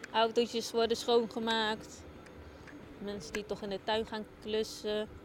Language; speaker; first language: Dutch; native; Dutch